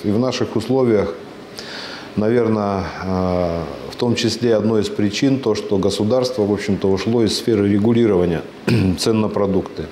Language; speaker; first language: Russian; native; Russian